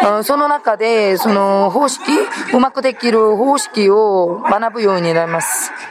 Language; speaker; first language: Japanese; non-native, fluent; Korean